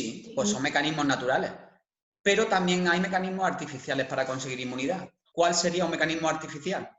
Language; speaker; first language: Spanish; native; Spanish